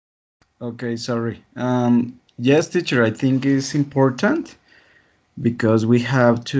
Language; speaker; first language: English; non-native, learner; Spanish